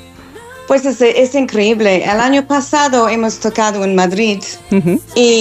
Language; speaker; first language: Spanish; non-native, fluent; English